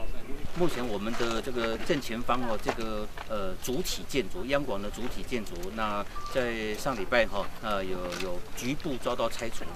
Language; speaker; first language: Chinese; native; Chinese